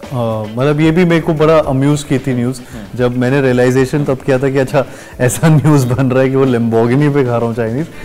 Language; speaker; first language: Hindi; native; Hindi